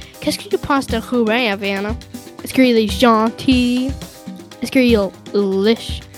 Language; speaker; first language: French; non-native, local second language; English